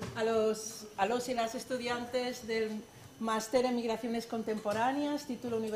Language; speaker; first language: Spanish; native; Spanish